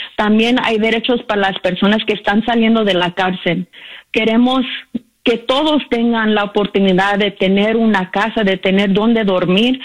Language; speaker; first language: Spanish; early bilingual, heritage; Spanish